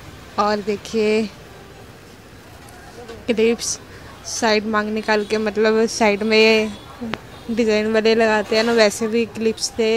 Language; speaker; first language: Hindi; native; Hindi